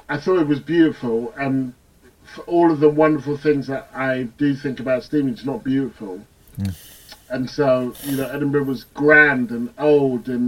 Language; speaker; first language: English; native; English